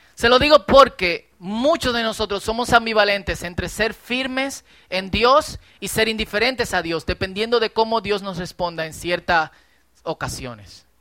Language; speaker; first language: Spanish; native; Spanish